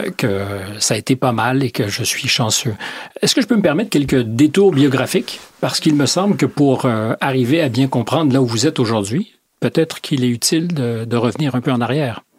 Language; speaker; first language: French; native; French